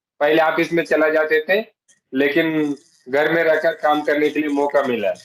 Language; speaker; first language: Hindi; non-native, local second language; Telugu